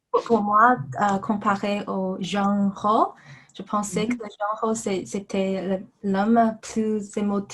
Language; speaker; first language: French; non-native, learner; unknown